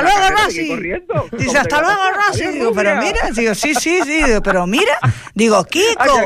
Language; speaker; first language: Spanish; native; Spanish